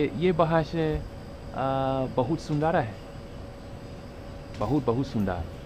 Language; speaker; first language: Hindi; non-native, learner; English